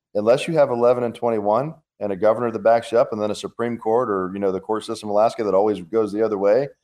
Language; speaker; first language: English; native; English